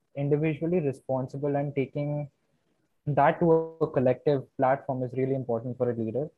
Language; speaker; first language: English; non-native, local second language; Hindi